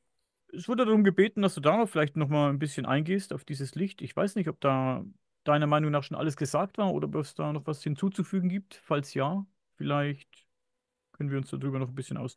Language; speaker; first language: German; native; German